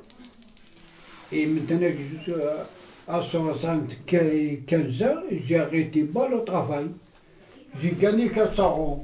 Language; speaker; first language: French; non-native, local second language; Arabic